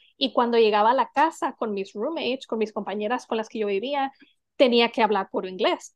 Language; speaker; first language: Spanish; native; Spanish